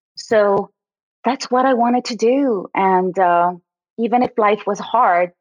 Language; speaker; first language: English; early bilingual, other home language; French